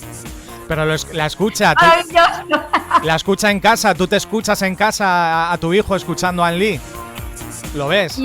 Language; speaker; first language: Spanish; native; Spanish